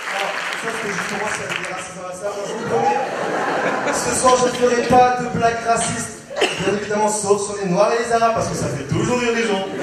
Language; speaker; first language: French; early bilingual, other home language; Vietnamese